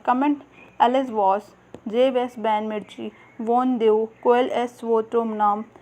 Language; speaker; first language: Hindi; native; Hindi